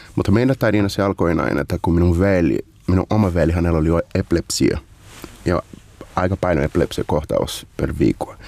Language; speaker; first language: Finnish; non-native, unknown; Portuguese